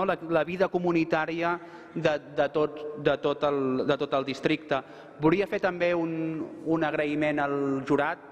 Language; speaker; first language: Catalan; native; Catalan